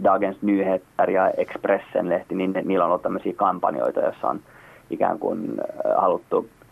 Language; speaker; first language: Finnish; native; Finnish